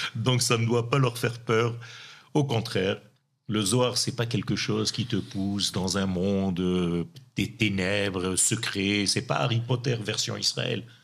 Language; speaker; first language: French; non-native, local second language; Hebrew